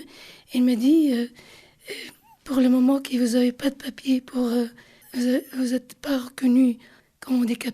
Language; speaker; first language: French; non-native, learner; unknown